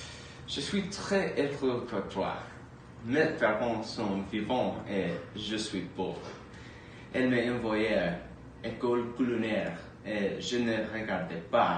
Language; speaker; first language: French; non-native, learner; English